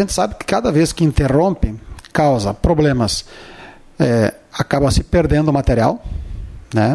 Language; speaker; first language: Portuguese; native; Portuguese